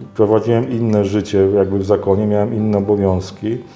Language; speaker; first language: Polish; native; Polish